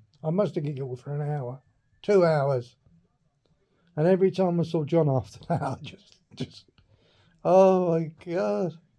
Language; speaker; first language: English; native; English